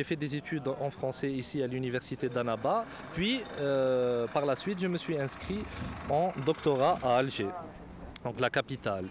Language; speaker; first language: French; non-native, local second language; Arabic